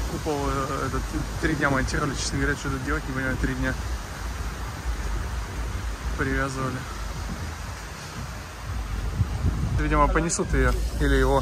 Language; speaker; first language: Russian; native; Russian